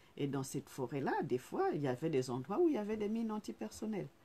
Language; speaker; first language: French; non-native, fluent; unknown